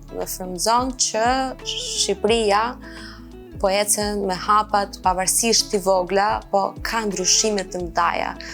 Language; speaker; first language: Albanian; non-native, fluent; Ukrainian